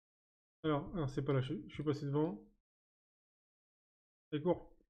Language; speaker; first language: French; native; French